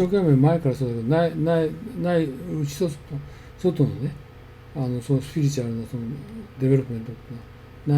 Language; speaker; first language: Japanese; native; Japanese